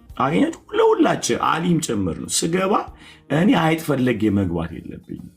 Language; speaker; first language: Amharic; non-native, local second language; Somali